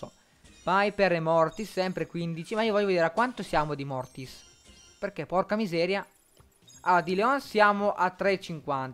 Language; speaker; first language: Italian; native; Italian